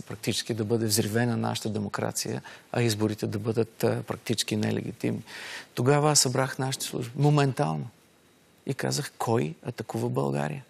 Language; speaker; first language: Bulgarian; native; Bulgarian